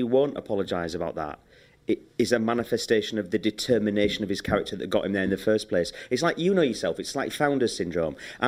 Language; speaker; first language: English; native; English